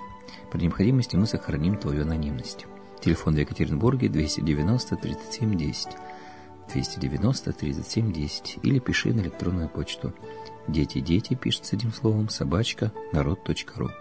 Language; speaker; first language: Russian; native; Russian